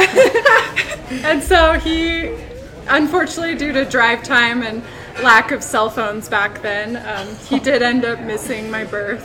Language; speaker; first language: English; native; English